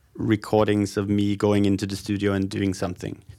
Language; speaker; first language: English; non-native, fluent; Norwegian